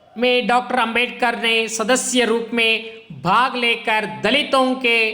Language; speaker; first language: Hindi; non-native, local second language; Kannada